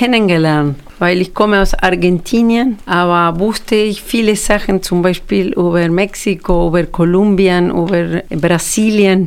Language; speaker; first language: German; non-native, fluent; Spanish